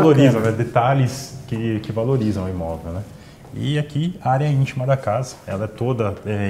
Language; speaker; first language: Portuguese; native; Portuguese